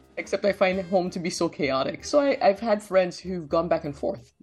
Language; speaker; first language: English; non-native, local second language; Yoruba